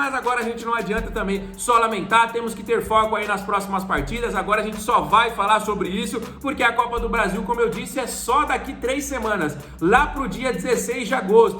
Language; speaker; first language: Portuguese; native; Portuguese